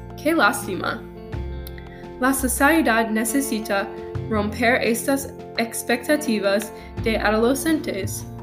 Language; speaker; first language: Spanish; non-native, learner; English